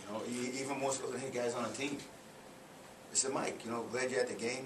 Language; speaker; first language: English; native; English